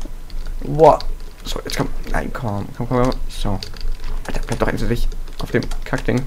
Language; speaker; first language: German; native; German